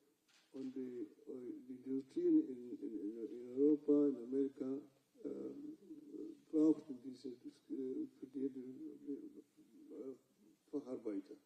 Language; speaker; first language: German; non-native, fluent; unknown